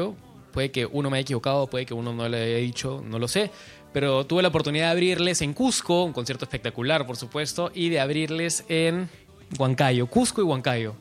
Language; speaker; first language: Spanish; native; Spanish